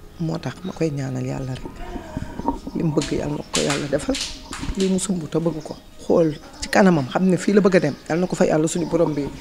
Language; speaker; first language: Wolof; native; Wolof